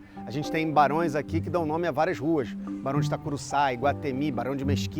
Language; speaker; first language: Portuguese; native; Portuguese